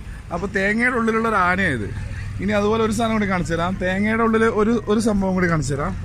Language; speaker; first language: Malayalam; native; Malayalam